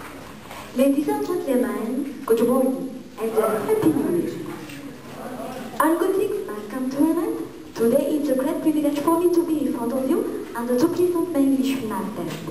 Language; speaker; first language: English; non-native, learner; Malagasy